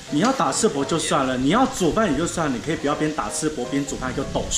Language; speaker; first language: Chinese; native; Chinese